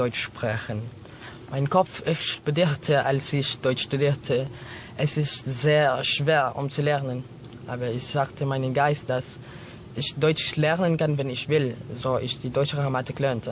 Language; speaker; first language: German; non-native, learner; Filipino